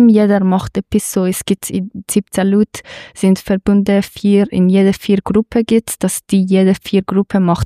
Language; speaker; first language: German; non-native, fluent; Persian